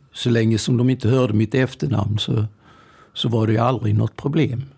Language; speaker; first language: Swedish; early bilingual, other home language; German